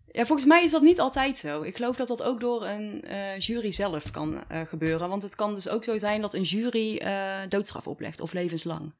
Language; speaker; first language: Dutch; native; Dutch